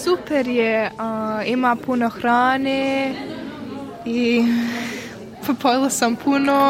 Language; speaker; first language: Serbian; early bilingual, heritage; Bosnian